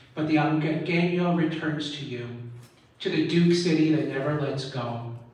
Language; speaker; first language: English; early bilingual, other home language; Spanish